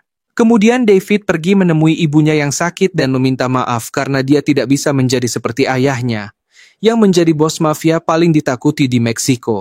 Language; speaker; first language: Indonesian; native; Indonesian